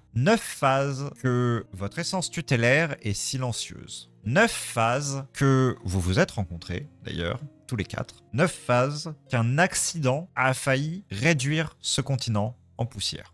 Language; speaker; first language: French; native; French